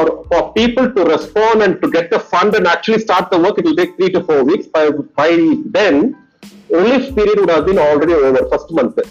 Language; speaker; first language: English; non-native, local second language; Tamil